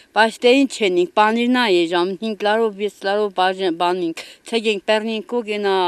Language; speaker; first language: Armenian; native; Armenian